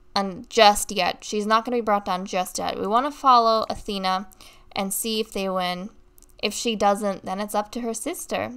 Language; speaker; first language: English; native; English